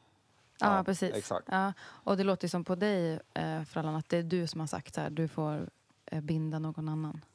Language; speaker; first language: Swedish; native; Swedish